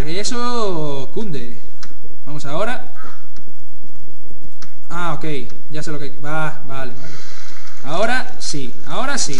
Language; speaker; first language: Spanish; native; Spanish